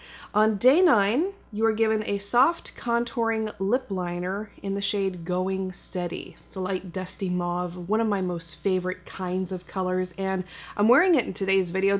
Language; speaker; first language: English; native; English